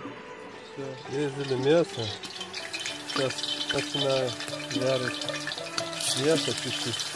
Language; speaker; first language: Russian; non-native, learner; Uzbek